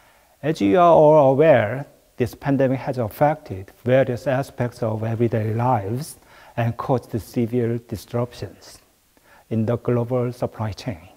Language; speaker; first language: English; non-native, fluent; Korean